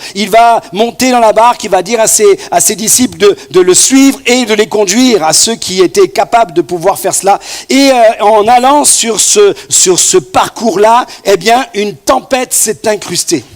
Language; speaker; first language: French; native; French